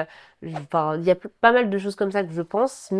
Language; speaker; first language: French; native; French